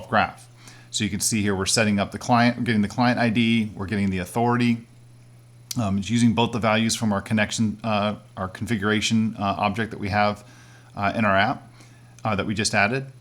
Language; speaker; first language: English; native; English